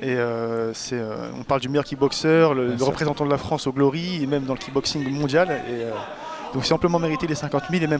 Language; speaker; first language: French; native; French